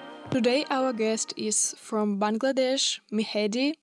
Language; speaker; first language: English; non-native, fluent; Russian